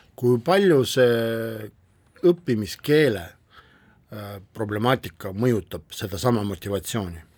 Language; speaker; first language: Estonian; non-native, local second language; Russian